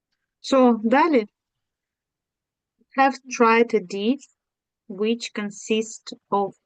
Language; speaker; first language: English; non-native, learner; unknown